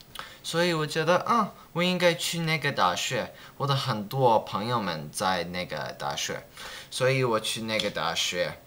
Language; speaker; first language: Chinese; non-native, learner; English